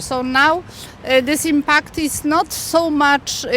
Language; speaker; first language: English; non-native, fluent; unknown